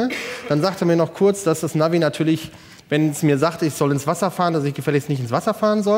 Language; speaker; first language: German; native; German